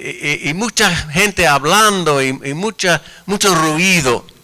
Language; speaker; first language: Spanish; non-native, fluent; English